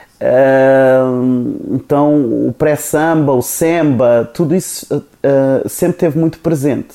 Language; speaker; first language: Portuguese; non-native, local second language; Kabuverdianu